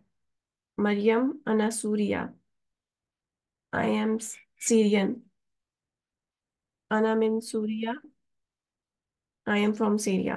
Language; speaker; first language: Urdu; native; Urdu